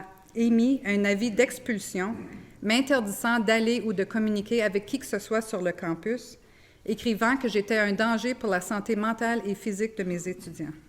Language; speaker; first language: French; native; French